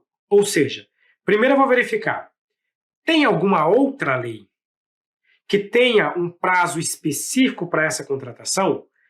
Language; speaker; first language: Portuguese; native; Portuguese